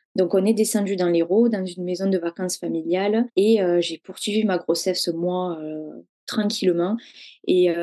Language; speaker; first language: French; native; French